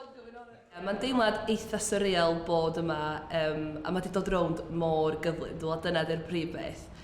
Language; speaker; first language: Welsh; native; Welsh